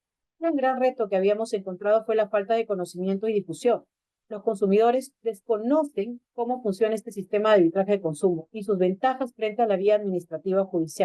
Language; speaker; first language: Spanish; native; Spanish